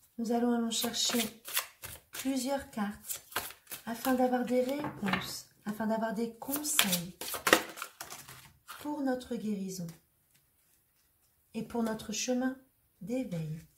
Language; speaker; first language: French; native; French